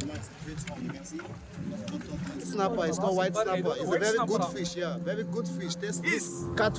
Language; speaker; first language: English; non-native, local second language; Yoruba